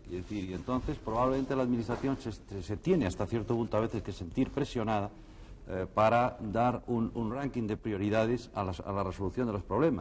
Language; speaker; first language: Spanish; native; Spanish